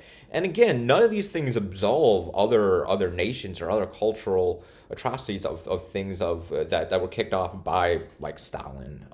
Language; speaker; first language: English; native; English